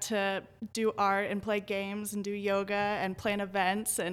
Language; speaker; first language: English; native; English